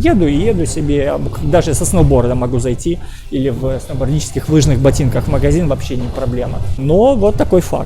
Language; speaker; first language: Russian; native; Russian